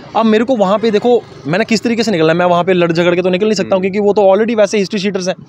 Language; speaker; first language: Hindi; native; Hindi